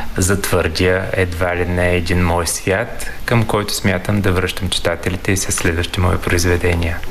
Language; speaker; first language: Bulgarian; native; Bulgarian